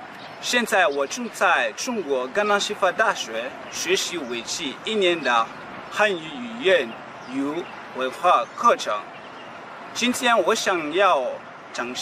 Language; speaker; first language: Chinese; non-native, learner; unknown